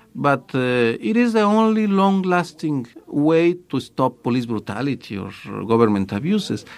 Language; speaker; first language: English; non-native, fluent; Spanish